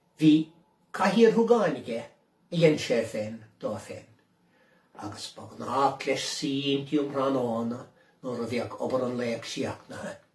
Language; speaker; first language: Irish; native; Irish